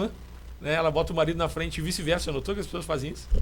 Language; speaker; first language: Portuguese; native; Portuguese